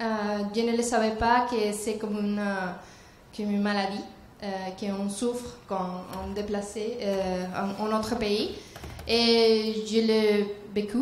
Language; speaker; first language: French; non-native, learner; Spanish